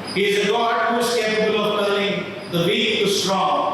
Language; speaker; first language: English; non-native, local second language; Telugu